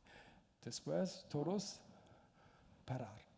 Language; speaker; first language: Spanish; non-native, learner; English